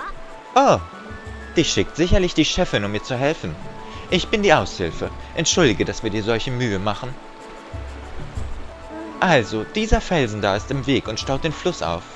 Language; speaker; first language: German; native; German